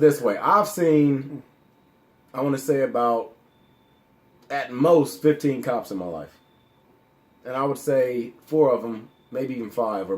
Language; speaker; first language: English; native; English